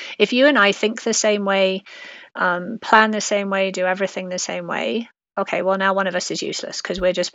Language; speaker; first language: English; native; English